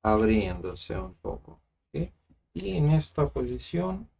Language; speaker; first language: Spanish; non-native, fluent; Russian